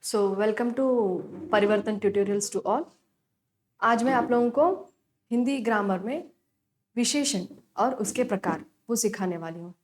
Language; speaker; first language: Hindi; non-native, local second language; Kannada